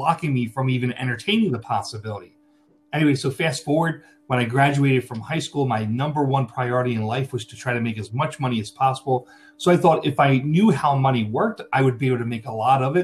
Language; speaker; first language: English; native; English